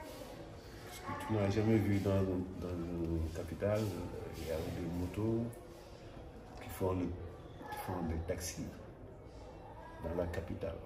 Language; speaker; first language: French; non-native, local second language; Wolof